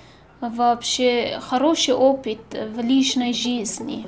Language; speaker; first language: Russian; non-native, fluent; Persian